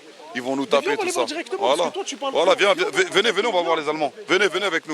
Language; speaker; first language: French; native; French